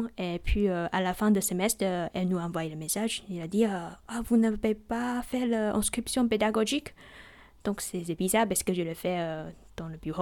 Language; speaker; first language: French; non-native, fluent; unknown